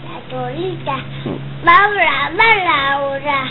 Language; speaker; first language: Spanish; native; Spanish